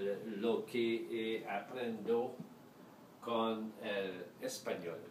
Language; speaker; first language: Spanish; non-native, learner; French